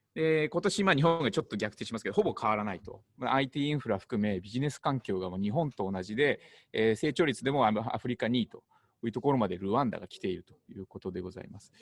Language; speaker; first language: Japanese; native; Japanese